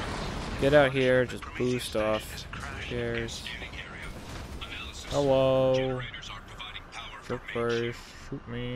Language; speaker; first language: English; native; English